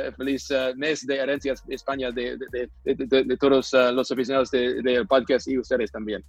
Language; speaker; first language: Spanish; non-native, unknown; English